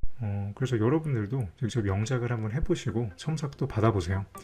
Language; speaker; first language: Korean; native; Korean